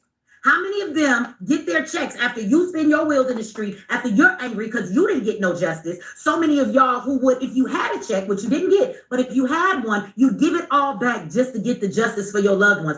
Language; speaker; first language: English; native; English